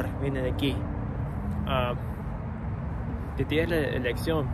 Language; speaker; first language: Spanish; non-native, learner; English